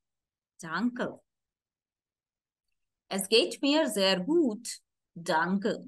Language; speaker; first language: German; non-native, fluent; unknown